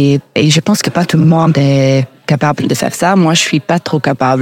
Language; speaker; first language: French; non-native, learner; Italian